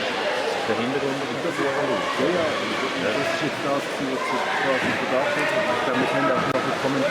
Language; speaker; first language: German; native; German